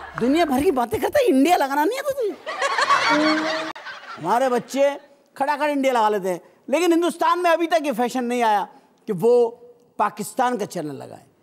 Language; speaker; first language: Urdu; native; Urdu